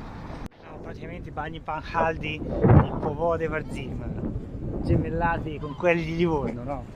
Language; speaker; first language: Italian; native; Italian